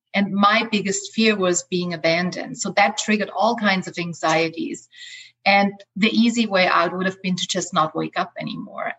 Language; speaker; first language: English; non-native, fluent; German